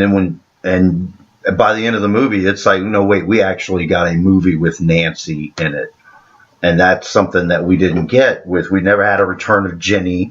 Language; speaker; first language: English; native; English